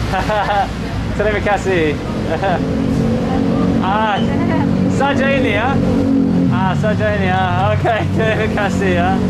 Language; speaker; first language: Indonesian; non-native, learner; English